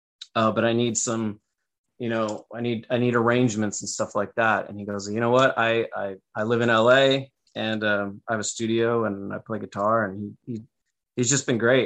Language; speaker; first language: English; native; English